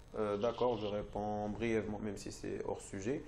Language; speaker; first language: French; non-native, local second language; Arabic